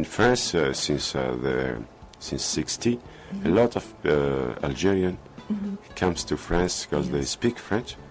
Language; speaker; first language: English; non-native, fluent; Kabyle